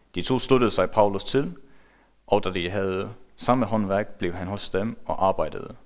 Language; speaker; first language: Danish; non-native, local second language; Faroese